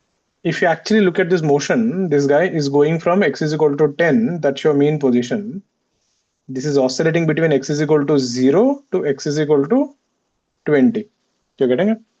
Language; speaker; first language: English; non-native, local second language; Hindi